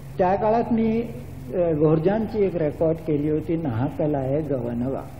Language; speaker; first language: Marathi; non-native, local second language; Gujarati